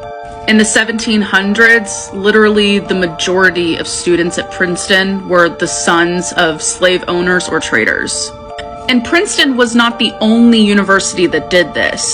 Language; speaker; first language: English; native; English